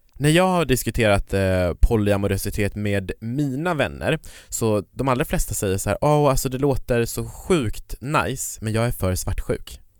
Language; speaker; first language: Swedish; native; Swedish